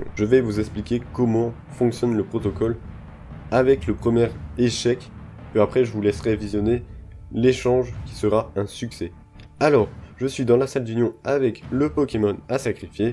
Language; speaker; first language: French; native; French